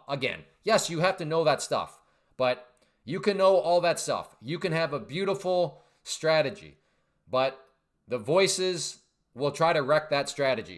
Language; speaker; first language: English; native; English